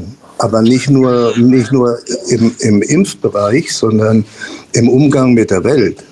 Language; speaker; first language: German; non-native, fluent; Spanish